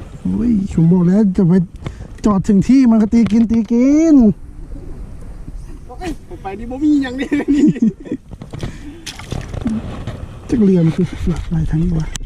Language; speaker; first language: Thai; non-native, local second language; Northeastern Thai